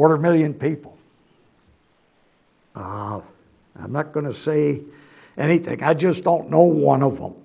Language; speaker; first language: English; native; English